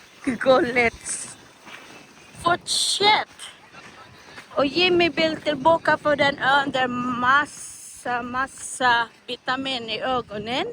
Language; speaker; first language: Swedish; non-native, fluent; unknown